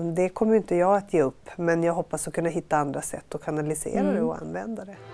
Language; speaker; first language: Swedish; native; Swedish